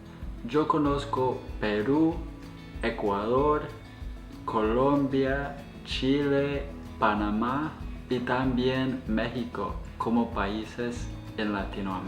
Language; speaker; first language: Spanish; non-native, fluent; English